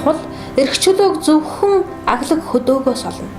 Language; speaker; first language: Mongolian; native; Mongolian